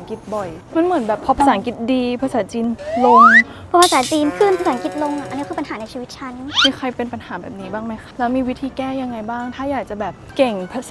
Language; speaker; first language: Thai; native; Thai